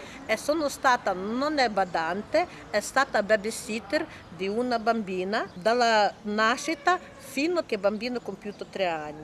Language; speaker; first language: Italian; non-native, learner; Ukrainian